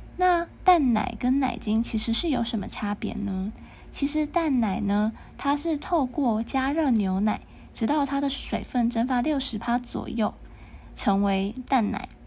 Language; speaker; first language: Chinese; non-native, local second language; Cantonese